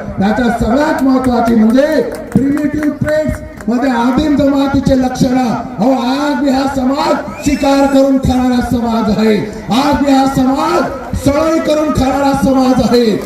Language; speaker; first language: Marathi; non-native, local second language; Lambadi